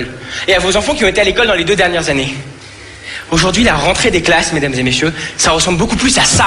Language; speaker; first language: French; native; French